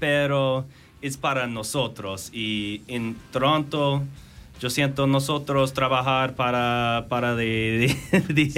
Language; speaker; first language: Spanish; non-native, learner; English